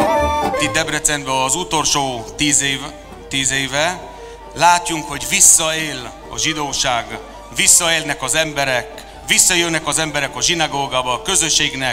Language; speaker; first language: Hungarian; non-native, fluent; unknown